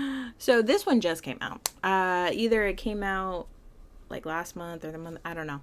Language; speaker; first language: English; native; English